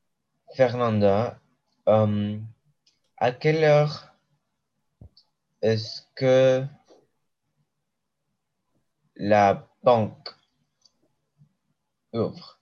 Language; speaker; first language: French; non-native, learner; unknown